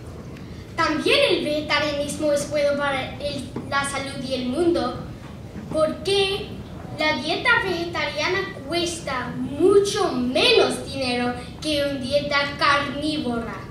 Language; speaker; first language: Spanish; non-native, learner; English